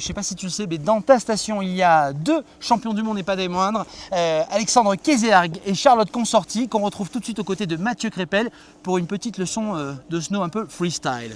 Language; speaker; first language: French; native; French